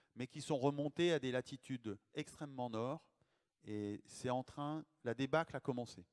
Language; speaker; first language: French; native; French